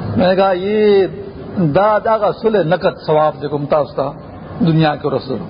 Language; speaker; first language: Urdu; non-native, local second language; Pashto